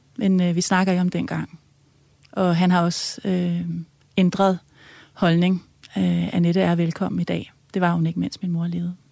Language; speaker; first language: Danish; native; Danish